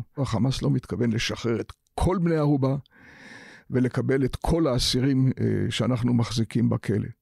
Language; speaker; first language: Hebrew; native; Hebrew